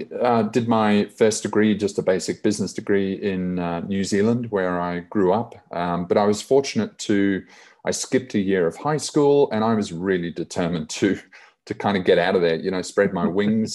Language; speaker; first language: English; native; English